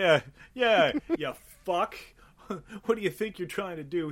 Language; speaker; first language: English; native; English